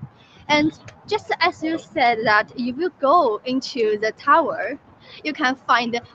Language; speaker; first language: English; non-native, fluent; Chinese